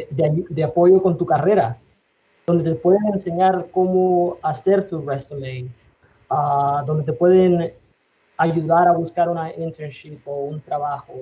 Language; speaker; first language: Spanish; early bilingual, other home language; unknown